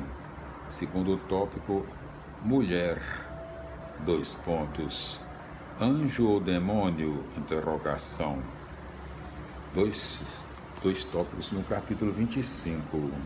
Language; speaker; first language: Portuguese; native; Portuguese